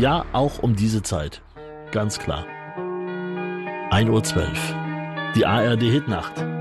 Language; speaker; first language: German; native; German